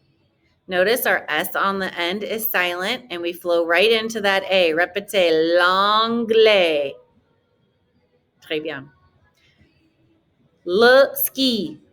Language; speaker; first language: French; non-native, fluent; English